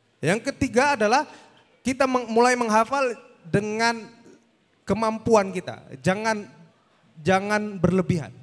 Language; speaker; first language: Indonesian; native; Indonesian